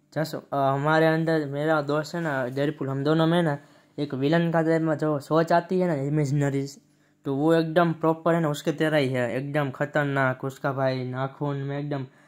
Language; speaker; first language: Hindi; non-native, local second language; Gujarati